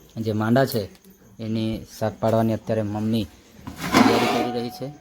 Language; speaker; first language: Gujarati; non-native, local second language; Vasavi